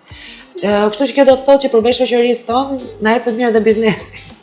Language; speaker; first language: Albanian; native; Albanian